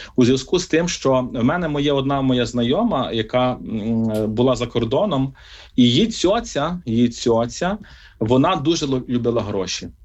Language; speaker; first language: Ukrainian; native; Ukrainian